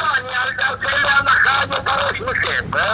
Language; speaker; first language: Hebrew; non-native, learner; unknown